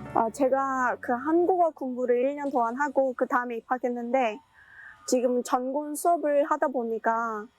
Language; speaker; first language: Korean; non-native, fluent; Mongolian